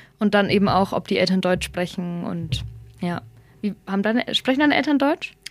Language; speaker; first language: German; early bilingual, other home language; Somali